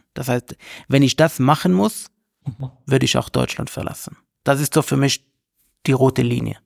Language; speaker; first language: German; non-native, learner; Hebrew